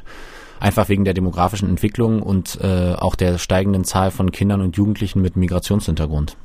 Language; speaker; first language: German; native; German